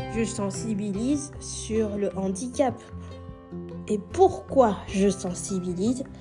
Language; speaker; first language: French; native; French